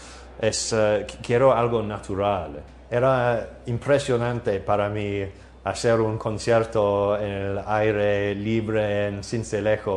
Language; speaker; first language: Spanish; non-native, learner; English